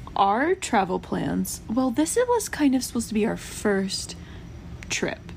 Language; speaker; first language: English; native; English